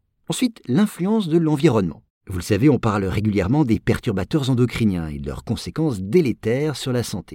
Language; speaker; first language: French; native; French